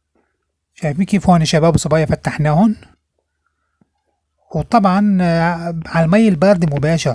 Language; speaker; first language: Arabic; native; Arabic